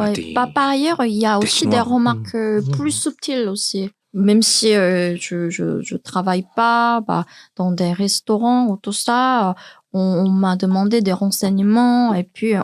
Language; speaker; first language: French; non-native, learner; Korean